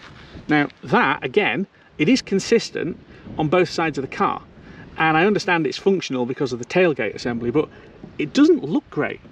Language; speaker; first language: English; native; English